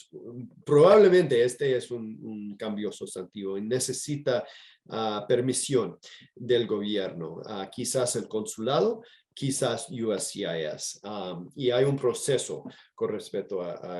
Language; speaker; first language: Spanish; non-native, fluent; English